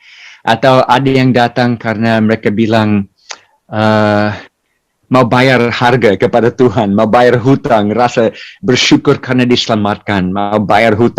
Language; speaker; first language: Indonesian; non-native, fluent; English